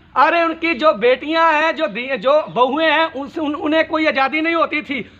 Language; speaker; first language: Hindi; non-native, local second language; Punjabi